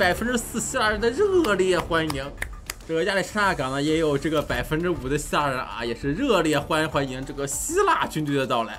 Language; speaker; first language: Chinese; native; Chinese